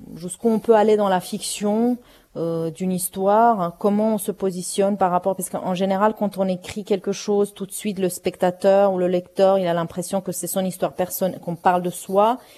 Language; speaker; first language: French; non-native, fluent; Romanian